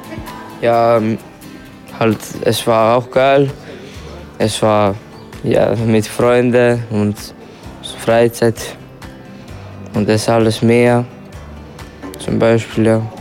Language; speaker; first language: German; early bilingual, other home language; Croatian